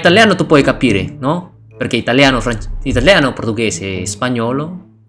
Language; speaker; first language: Italian; non-native, learner; Indonesian